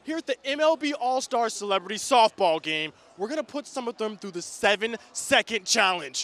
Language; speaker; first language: English; native; English